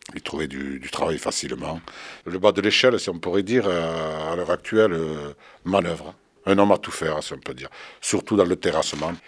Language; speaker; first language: French; early bilingual, other home language; Arabic